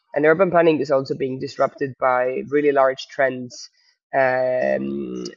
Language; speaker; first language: English; non-native, fluent; Estonian